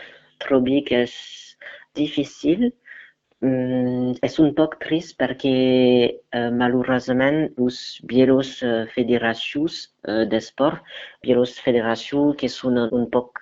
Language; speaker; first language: Catalan; non-native, learner; French